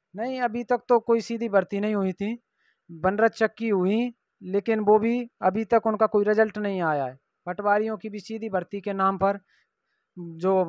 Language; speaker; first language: Hindi; native; Hindi